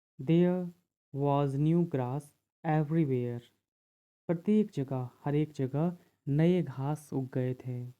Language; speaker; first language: Hindi; native; Hindi